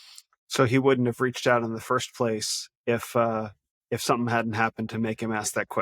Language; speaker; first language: English; native; English